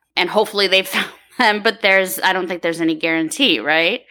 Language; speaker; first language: English; early bilingual, other home language; Ukrainian